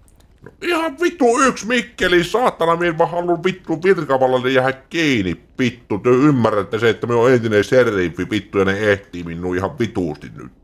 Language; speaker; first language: Finnish; native; Finnish